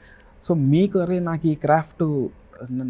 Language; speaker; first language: Telugu; native; Telugu